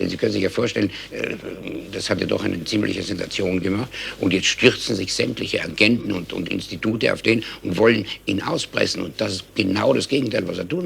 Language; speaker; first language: German; native; German